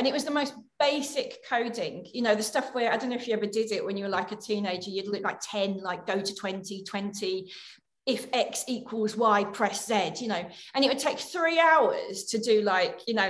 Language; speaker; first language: English; native; English